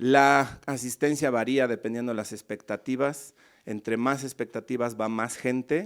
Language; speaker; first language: Spanish; native; Spanish